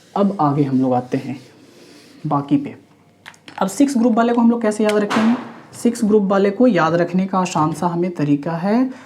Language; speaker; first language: Hindi; non-native, local second language; Marathi